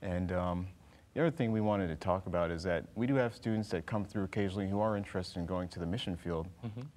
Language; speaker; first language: English; native; English